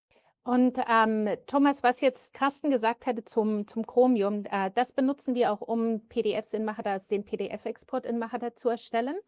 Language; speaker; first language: German; native; German